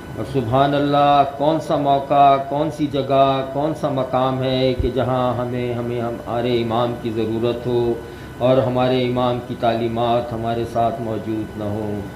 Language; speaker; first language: Urdu; native; Urdu